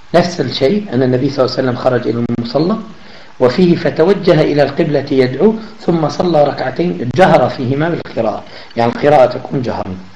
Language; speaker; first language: Arabic; native; Arabic